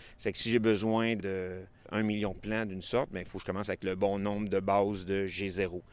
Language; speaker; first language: French; native; French